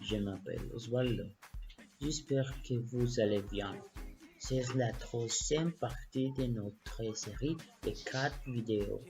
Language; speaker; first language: French; non-native, learner; Spanish